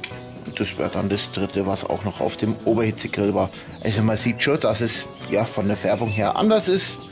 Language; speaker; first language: German; native; German